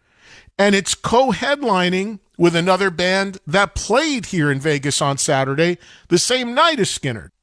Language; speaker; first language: English; native; English